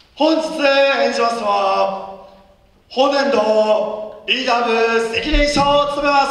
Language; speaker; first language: Japanese; native; Japanese